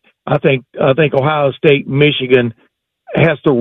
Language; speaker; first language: English; native; English